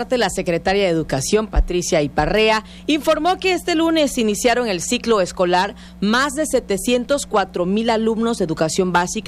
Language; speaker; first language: Spanish; native; Spanish